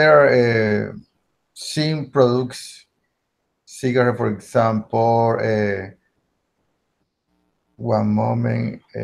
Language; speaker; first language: English; non-native, learner; Spanish